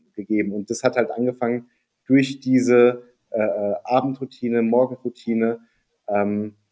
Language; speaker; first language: German; native; German